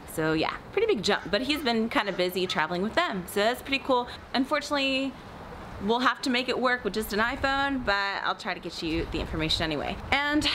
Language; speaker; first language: English; native; English